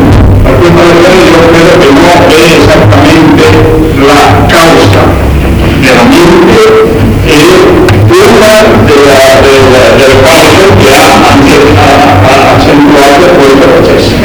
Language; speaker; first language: Italian; non-native, learner; Spanish